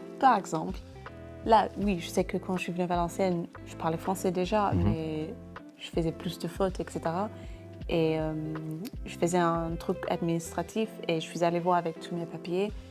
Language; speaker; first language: French; non-native, fluent; English